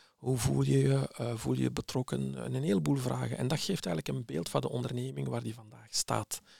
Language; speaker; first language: Dutch; early bilingual, other home language; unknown